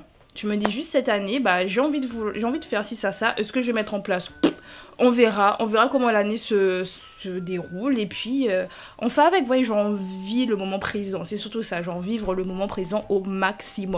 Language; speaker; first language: French; native; French